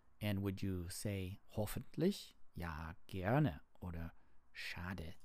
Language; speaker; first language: German; non-native, learner; English